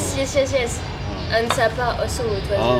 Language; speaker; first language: English; non-native, fluent; French